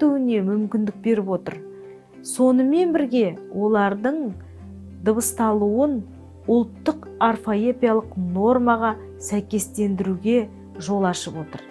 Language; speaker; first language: Kazakh; native; Kazakh